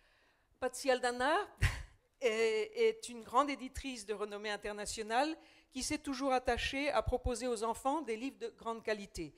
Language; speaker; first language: French; native; French